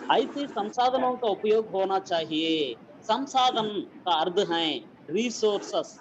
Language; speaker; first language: Hindi; non-native, local second language; Telugu